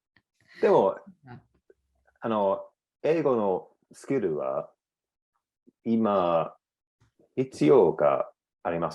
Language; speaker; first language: Japanese; non-native, learner; English